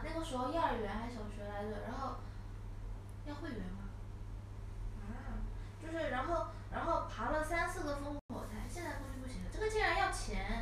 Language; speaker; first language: Chinese; native; Chinese